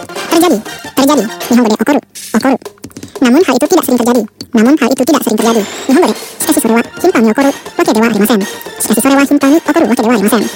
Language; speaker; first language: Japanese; non-native, fluent; Indonesian